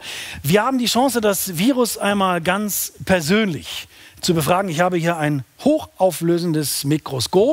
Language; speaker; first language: German; native; German